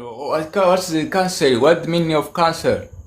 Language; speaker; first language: English; non-native, learner; Swahili